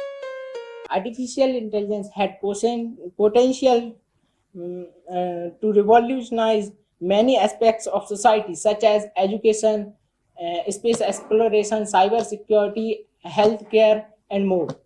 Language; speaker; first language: English; non-native, learner; Hindi